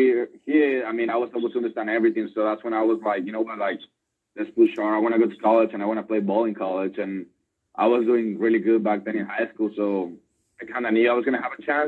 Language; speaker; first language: English; non-native, fluent; Spanish